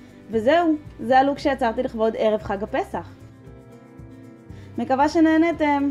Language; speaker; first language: Hebrew; native; Hebrew